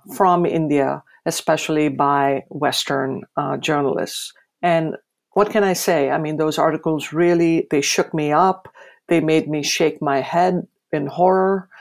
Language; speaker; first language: English; non-native, local second language; Gujarati